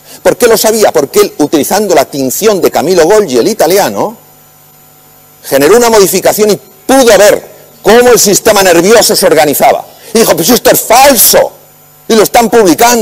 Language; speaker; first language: Spanish; native; Spanish